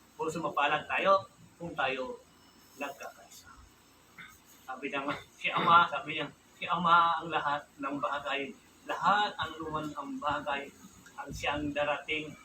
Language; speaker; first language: Filipino; non-native, local second language; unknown